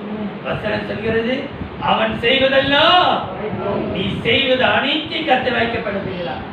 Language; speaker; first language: Tamil; native; Tamil